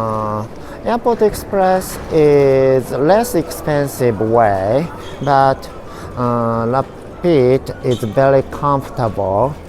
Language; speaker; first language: English; non-native, learner; Japanese